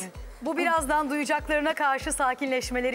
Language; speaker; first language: Turkish; native; Turkish